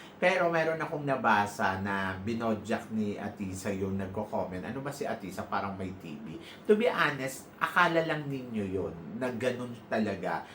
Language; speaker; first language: Filipino; native; Filipino